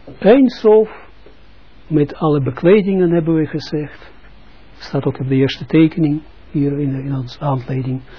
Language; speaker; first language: Dutch; non-native, fluent; Russian